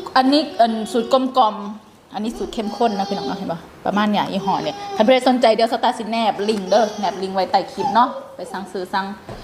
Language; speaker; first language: Thai; native; Thai